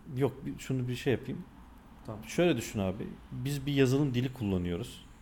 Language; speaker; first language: Turkish; native; Turkish